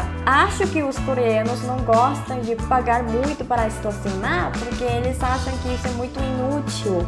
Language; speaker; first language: Portuguese; non-native, fluent; Korean